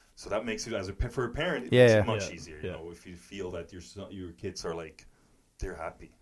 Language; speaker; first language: English; non-native, fluent; German